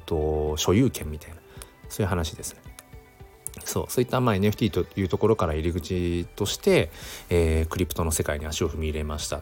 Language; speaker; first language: Japanese; native; Japanese